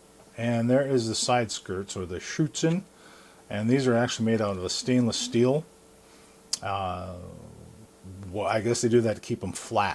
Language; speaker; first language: English; native; English